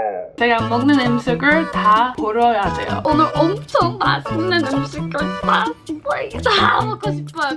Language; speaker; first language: Korean; non-native, learner; English